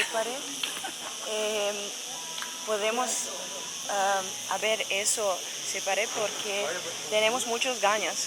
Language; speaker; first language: Spanish; non-native, learner; Serbian